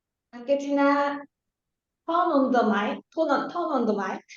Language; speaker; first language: English; non-native, learner; Korean